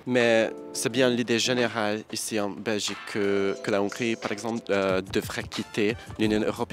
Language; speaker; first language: French; non-native, fluent; Hungarian